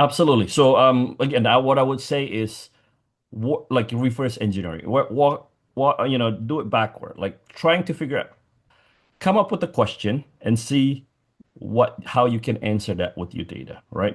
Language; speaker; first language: English; non-native, fluent; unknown